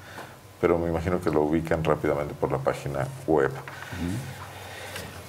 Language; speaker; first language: Spanish; native; Spanish